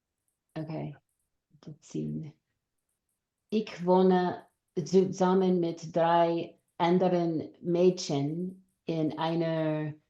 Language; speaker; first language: German; non-native, learner; English